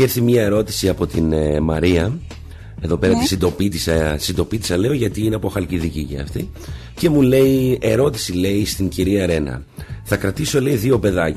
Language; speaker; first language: Greek; native; Greek